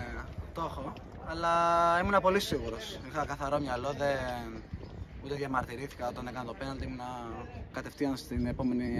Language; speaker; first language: Greek; non-native, local second language; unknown